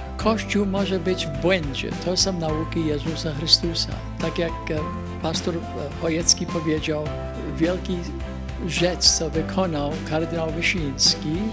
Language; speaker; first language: Polish; early bilingual, heritage; Polish